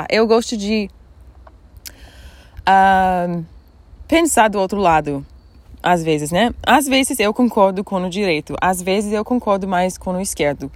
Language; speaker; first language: Portuguese; non-native, fluent; English